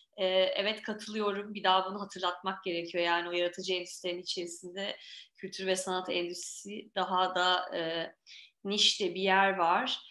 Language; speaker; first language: Turkish; native; Turkish